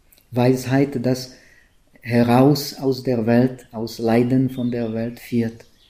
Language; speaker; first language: German; non-native, fluent; Czech